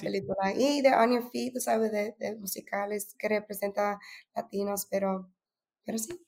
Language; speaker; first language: Spanish; early bilingual, heritage; Spanish